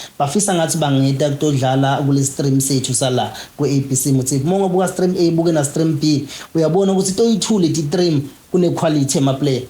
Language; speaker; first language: Zulu; non-native, local second language; Swati